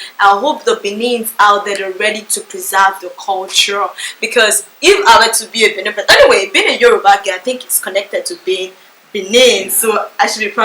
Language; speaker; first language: English; non-native, local second language; Yoruba